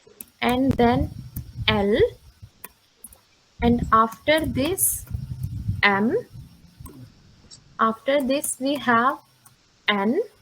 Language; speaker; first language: English; non-native, local second language; Hindi